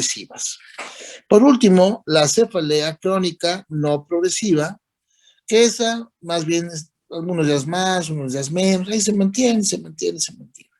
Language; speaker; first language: Spanish; native; Spanish